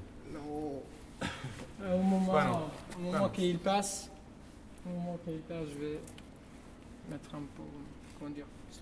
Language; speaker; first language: French; non-native, learner; Kurdish